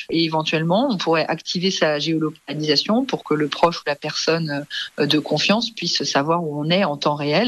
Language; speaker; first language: French; native; French